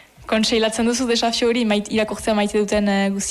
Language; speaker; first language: Basque; native; Basque